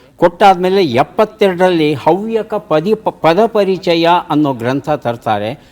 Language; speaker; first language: Kannada; native; Kannada